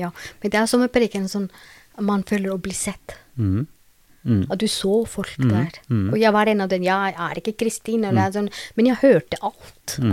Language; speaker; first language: Norwegian; non-native, learner; Albanian